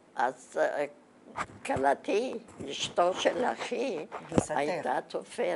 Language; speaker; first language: Hebrew; non-native, fluent; Bulgarian